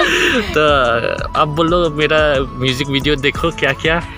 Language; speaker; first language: Hindi; non-native, learner; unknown